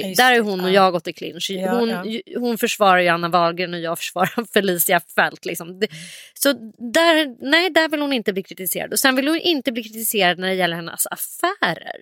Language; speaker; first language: Swedish; native; Swedish